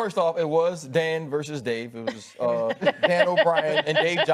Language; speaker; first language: English; native; English